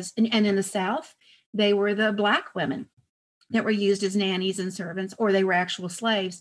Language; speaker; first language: English; native; English